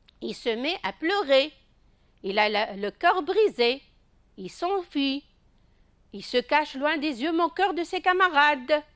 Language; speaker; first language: French; non-native, local second language; Arabic